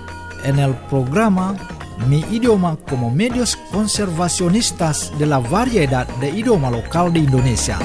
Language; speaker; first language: Spanish; non-native, fluent; Indonesian